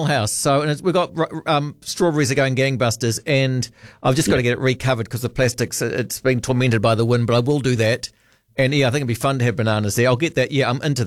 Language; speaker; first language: English; native; English